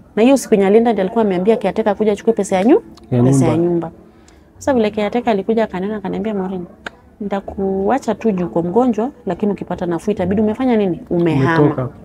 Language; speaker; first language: Swahili; non-native, local second language; Luo (Kenya and Tanzania)